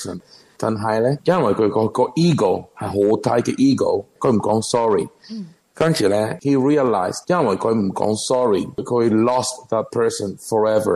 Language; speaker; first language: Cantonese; non-native, learner; Spanish